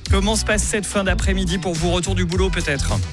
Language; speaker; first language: French; native; French